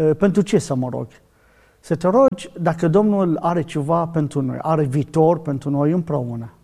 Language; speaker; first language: Romanian; non-native, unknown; Arabic